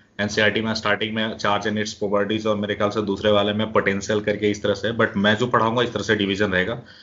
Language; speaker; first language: Hindi; native; Hindi